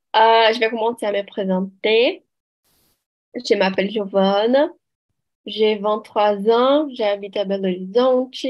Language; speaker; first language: French; non-native, learner; Portuguese